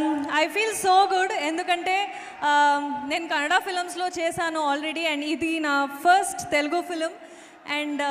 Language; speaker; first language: Telugu; non-native, learner; Kannada